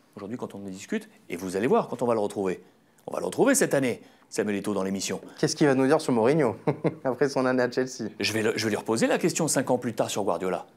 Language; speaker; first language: French; native; French